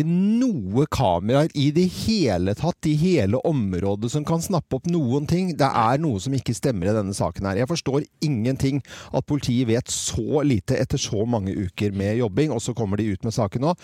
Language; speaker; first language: Norwegian; native; Norwegian